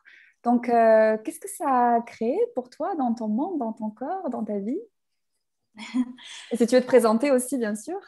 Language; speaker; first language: French; native; French